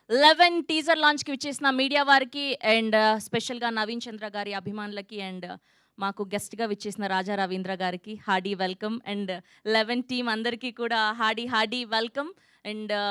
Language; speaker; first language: Telugu; native; Telugu